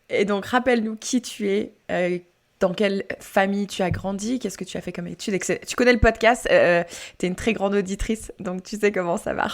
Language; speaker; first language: French; native; French